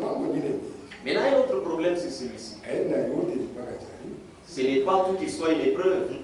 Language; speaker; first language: French; non-native, local second language; Swahili